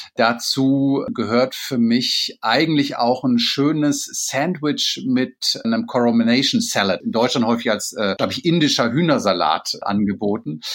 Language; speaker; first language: German; native; German